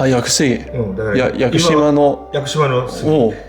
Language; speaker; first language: Japanese; non-native, learner; English